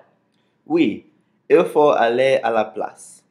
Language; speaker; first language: French; non-native, learner; English